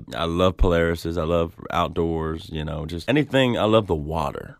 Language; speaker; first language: English; native; English